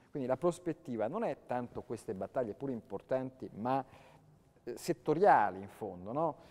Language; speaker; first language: Italian; native; Italian